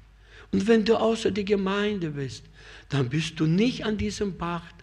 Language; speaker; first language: German; non-native, fluent; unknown